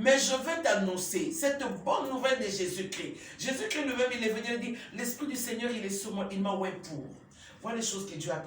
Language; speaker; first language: French; non-native, local second language; Lingala